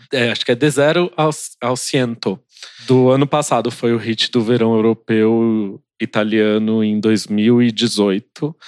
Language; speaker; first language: Portuguese; native; Portuguese